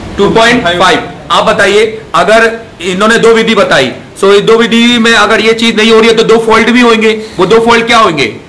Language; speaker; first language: Hindi; native; Hindi